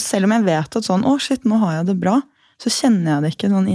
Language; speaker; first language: Norwegian; native; Norwegian